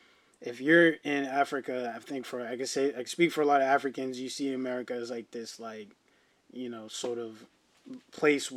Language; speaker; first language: English; early bilingual, other home language; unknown